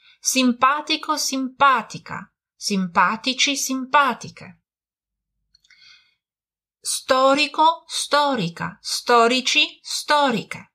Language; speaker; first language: Italian; non-native, fluent; Polish